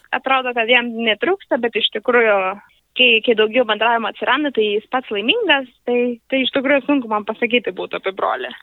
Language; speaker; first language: Lithuanian; non-native, fluent; Spanish